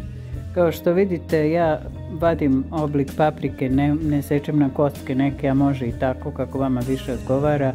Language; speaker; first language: Serbian; native; Serbian